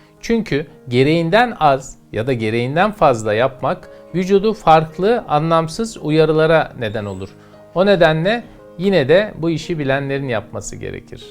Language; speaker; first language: Turkish; native; Turkish